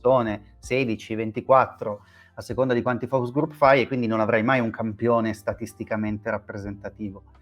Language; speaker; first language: Italian; native; Italian